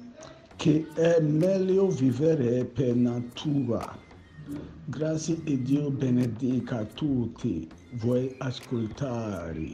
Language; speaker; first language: Italian; non-native, learner; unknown